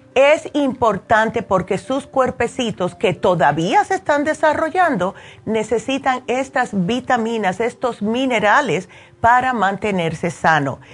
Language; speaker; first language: Spanish; early bilingual, heritage; Spanish